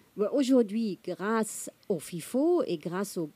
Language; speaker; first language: French; non-native, fluent; German